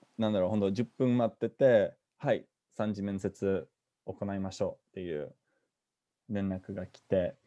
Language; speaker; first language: Japanese; non-native, fluent; English